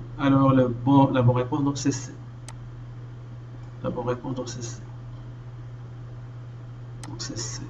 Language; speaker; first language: French; non-native, local second language; Arabic